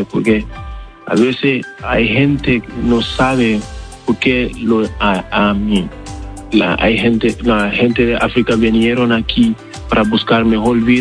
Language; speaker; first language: Spanish; non-native, learner; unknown